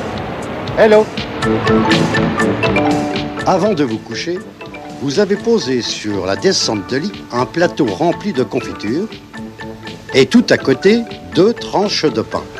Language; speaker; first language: French; native; French